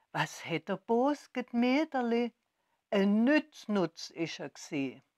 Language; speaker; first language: German; native; German